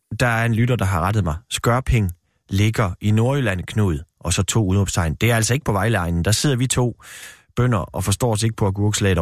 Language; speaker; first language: Danish; native; Danish